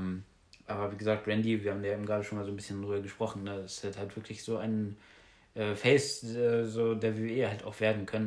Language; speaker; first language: German; native; German